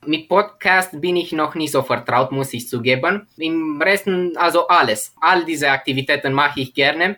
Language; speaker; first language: German; non-native, fluent; Romanian